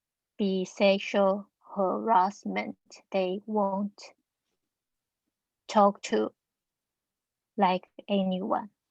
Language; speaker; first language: English; non-native, learner; Chinese